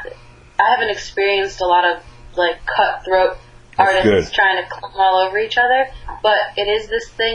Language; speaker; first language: English; native; English